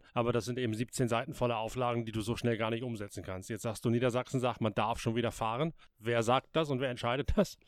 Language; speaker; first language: German; native; German